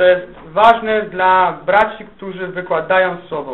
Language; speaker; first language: Polish; native; Polish